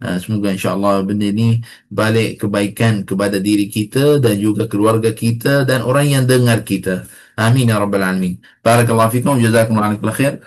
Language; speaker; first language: Malay; non-native, fluent; Arabic